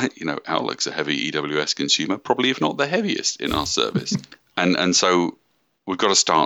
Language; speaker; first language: English; native; English